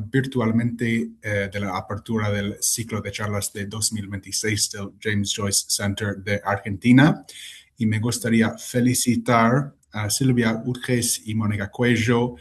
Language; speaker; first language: Spanish; non-native, fluent; English